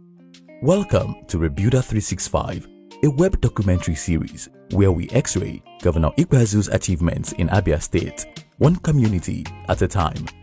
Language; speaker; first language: English; non-native, local second language; Igbo